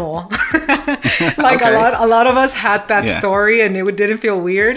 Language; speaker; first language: English; early bilingual, other home language; Spanish